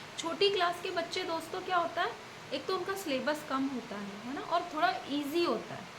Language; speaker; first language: Hindi; native; Hindi